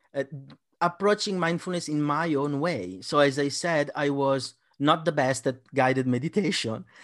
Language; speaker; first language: English; non-native, fluent; Italian